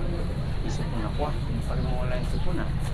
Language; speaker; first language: Filipino; native; Filipino